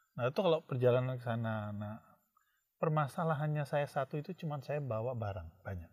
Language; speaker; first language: Indonesian; native; Indonesian